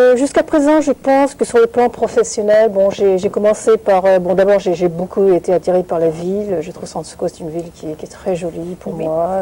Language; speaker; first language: French; non-native, fluent; Vietnamese